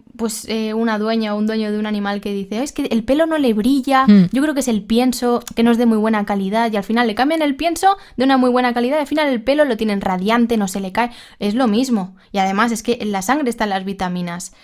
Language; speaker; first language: Spanish; native; Spanish